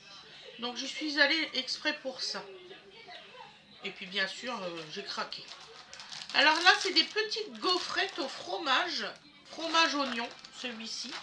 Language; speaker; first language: French; native; French